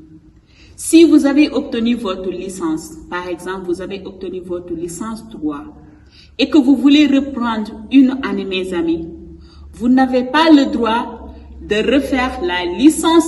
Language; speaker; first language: French; non-native, local second language; Wolof